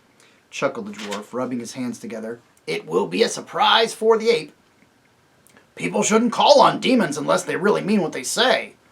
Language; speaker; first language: English; native; English